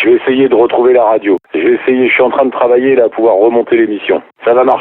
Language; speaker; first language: French; native; French